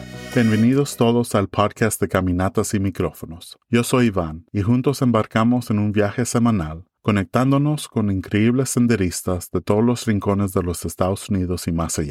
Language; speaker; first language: Spanish; early bilingual, heritage; English